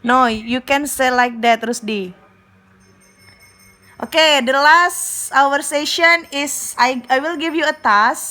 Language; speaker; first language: English; non-native, learner; Indonesian